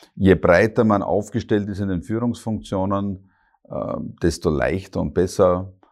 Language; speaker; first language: German; native; German